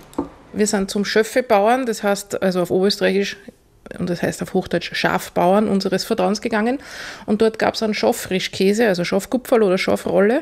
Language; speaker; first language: German; native; German